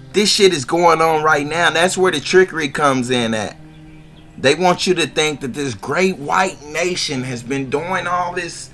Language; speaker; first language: English; native; English